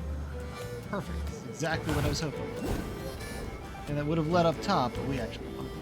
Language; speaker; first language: English; native; English